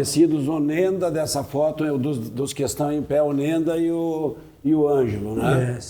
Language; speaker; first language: Portuguese; native; Portuguese